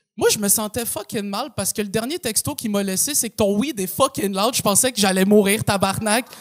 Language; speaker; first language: French; native; French